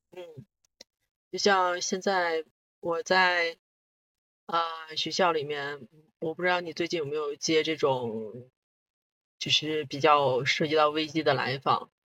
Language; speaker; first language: Chinese; non-native, local second language; Korean